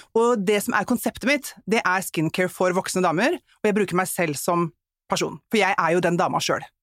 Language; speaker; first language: Norwegian; native; Norwegian